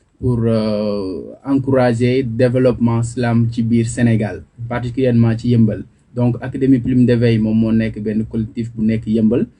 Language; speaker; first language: Wolof; native; Wolof